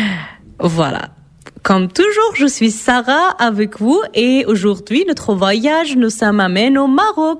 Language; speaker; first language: French; non-native, fluent; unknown